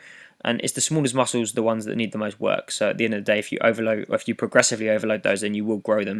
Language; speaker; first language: English; native; English